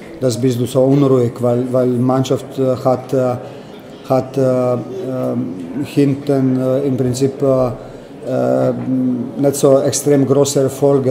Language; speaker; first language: German; non-native, fluent; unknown